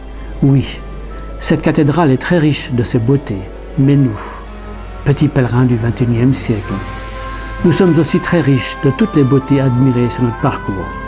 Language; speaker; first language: French; native; French